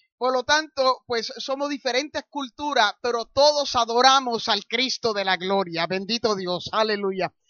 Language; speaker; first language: Spanish; early bilingual, heritage; Spanish